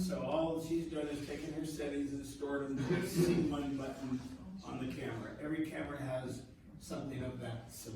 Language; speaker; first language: English; native; English